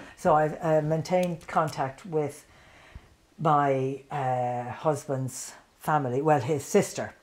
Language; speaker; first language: English; native; English